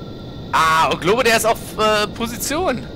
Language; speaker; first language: German; native; German